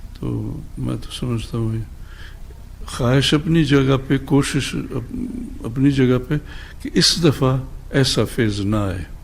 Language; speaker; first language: Urdu; non-native, local second language; Baluchi